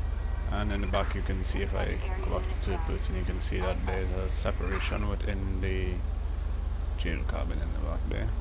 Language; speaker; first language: English; native; English